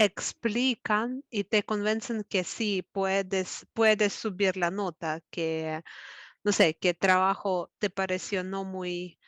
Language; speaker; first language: Spanish; non-native, fluent; Russian